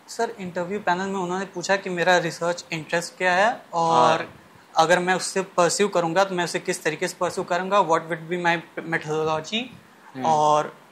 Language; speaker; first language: Hindi; native; Hindi